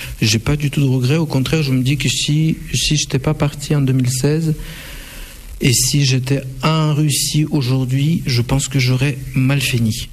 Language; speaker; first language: French; non-native, fluent; Russian